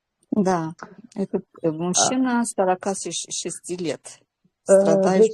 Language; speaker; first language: Russian; non-native, local second language; Azerbaijani